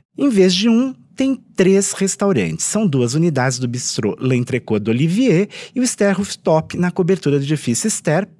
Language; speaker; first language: Portuguese; native; Portuguese